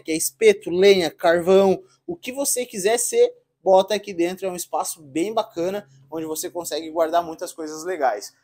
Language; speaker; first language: Portuguese; native; Portuguese